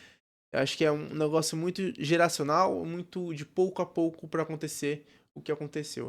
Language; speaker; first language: Portuguese; native; Portuguese